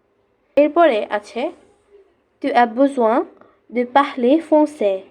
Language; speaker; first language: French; non-native, fluent; Bangla